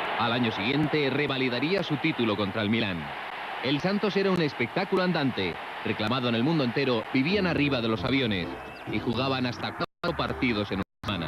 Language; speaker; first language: Spanish; native; Spanish